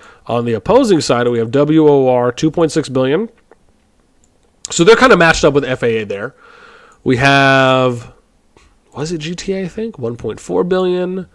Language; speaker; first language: English; native; English